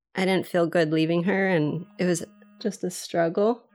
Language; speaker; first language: English; native; English